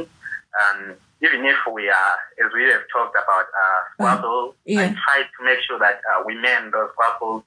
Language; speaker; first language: English; non-native, local second language; North Ndebele